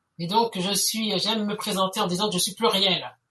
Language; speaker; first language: French; native; French